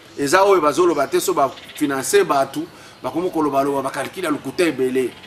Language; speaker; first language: Lingala; non-native, local second language; Swahili